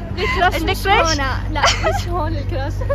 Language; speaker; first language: Arabic; native; Arabic